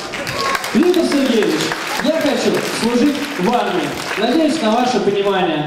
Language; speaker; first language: Russian; native; Russian